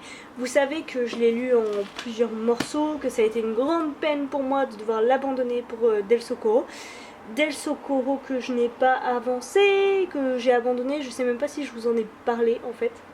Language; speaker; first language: French; native; French